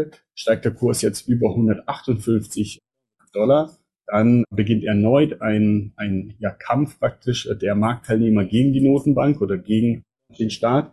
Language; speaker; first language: German; native; German